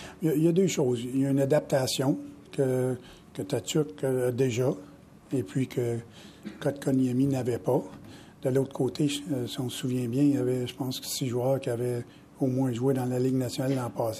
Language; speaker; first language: French; native; French